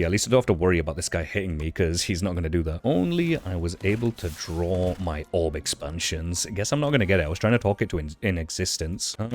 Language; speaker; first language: English; native; English